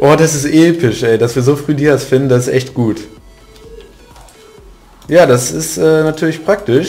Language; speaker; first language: German; native; German